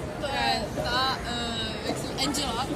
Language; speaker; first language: Czech; non-native, learner; Ukrainian